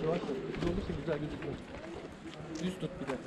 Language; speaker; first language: Turkish; native; Turkish